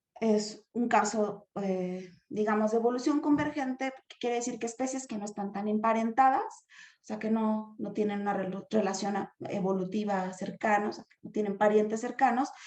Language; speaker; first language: Spanish; native; Spanish